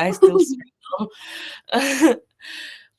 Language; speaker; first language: English; non-native, fluent; Japanese